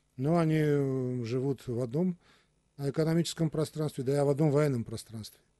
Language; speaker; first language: Russian; non-native, local second language; Armenian